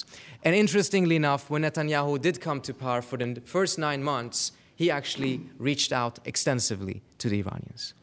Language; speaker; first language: English; non-native, fluent; Persian